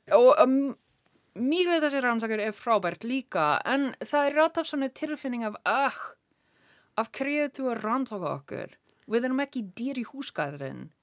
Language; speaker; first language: Icelandic; non-native, learner; English